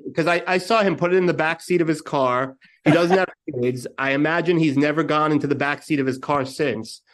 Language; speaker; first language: English; native; English